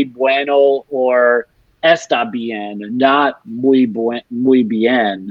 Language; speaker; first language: Spanish; non-native, learner; English